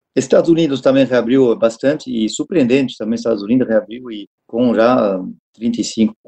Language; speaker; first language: Portuguese; non-native, fluent; French